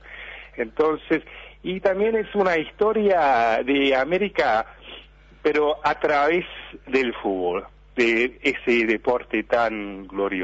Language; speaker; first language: Spanish; early bilingual, heritage; Spanish